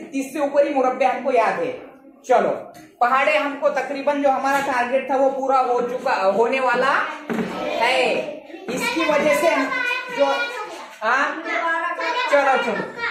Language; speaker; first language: Hindi; native; Hindi